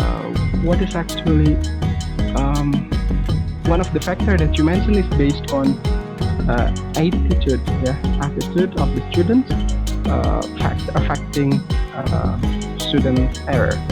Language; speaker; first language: English; non-native, fluent; Indonesian